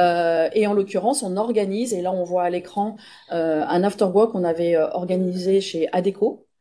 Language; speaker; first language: French; native; French